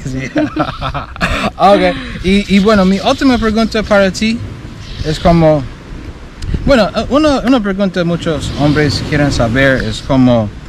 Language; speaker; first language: Spanish; non-native, learner; English